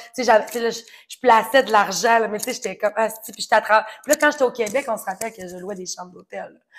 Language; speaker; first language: French; native; French